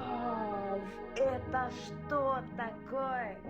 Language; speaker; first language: Russian; non-native, local second language; Uzbek